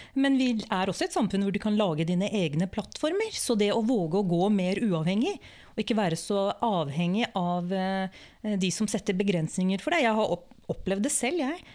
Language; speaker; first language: Norwegian; early bilingual, other home language; Urdu